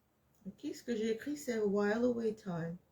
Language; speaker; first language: French; non-native, fluent; English